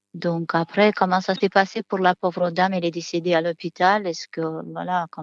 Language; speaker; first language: French; non-native, fluent; Romanian